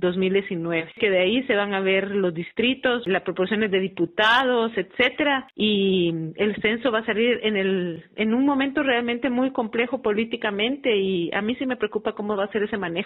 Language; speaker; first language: Spanish; native; Spanish